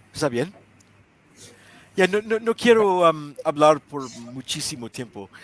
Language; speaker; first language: Spanish; non-native, learner; English